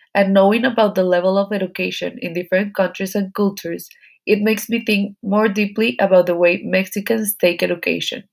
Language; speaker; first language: English; non-native, fluent; Spanish